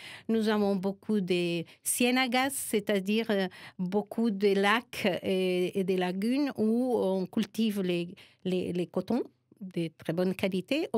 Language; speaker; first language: French; non-native, fluent; Spanish